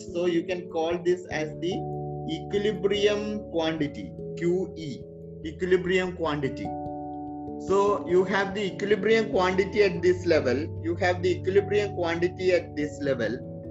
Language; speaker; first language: English; non-native, local second language; Malayalam